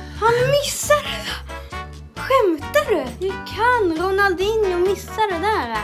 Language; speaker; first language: Swedish; native; Swedish